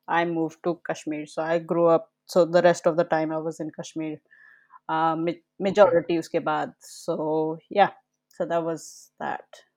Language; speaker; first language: Hindi; native; Hindi